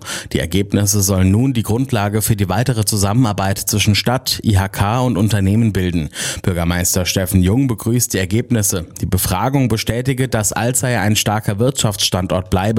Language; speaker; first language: German; native; German